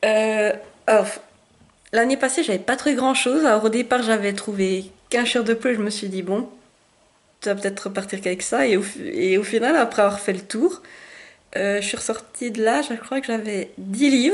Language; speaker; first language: French; native; French